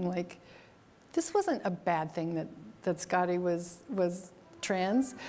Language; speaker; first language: English; native; English